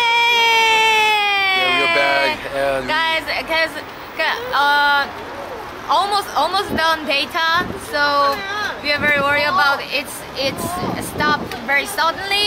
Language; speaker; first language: English; non-native, learner; Korean